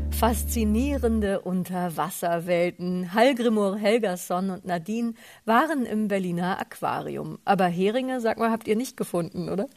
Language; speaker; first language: German; native; German